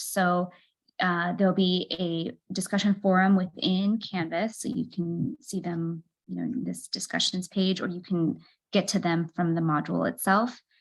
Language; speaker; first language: English; native; English